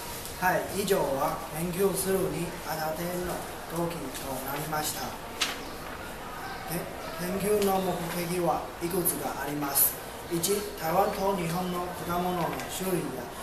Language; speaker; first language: Japanese; non-native, learner; Chinese